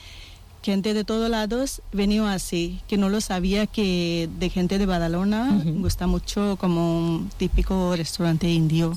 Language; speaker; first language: Spanish; non-native, learner; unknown